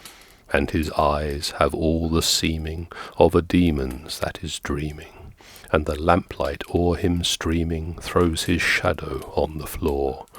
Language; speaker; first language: English; native; English